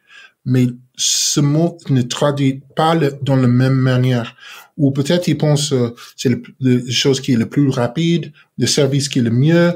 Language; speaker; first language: French; non-native, learner; English